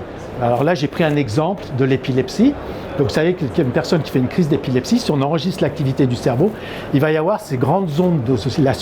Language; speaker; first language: French; native; French